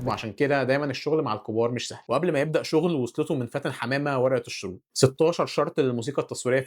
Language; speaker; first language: Arabic; native; Arabic